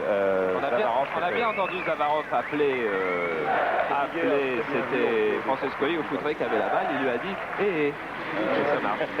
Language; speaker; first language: French; native; French